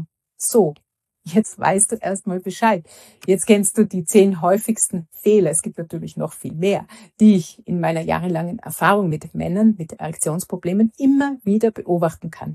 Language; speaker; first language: German; native; German